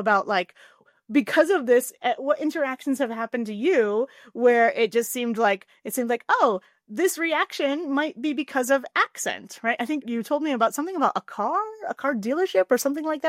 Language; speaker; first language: English; native; English